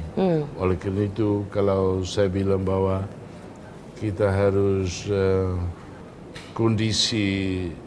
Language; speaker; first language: Indonesian; non-native, fluent; Tetum